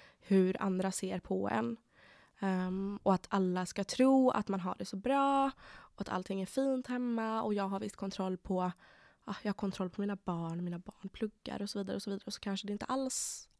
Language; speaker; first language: Swedish; early bilingual, other home language; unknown